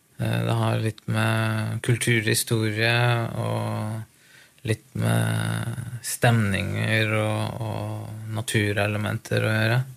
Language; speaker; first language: Norwegian; native; Norwegian